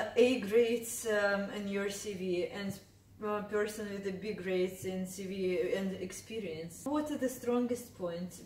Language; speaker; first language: English; non-native, fluent; Russian